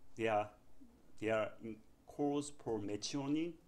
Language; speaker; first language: English; non-native, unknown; Korean